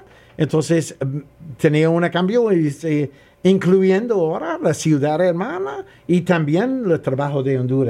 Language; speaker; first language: Spanish; non-native, learner; English